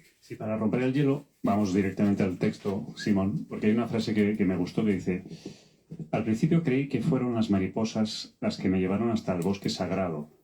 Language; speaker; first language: Spanish; native; Spanish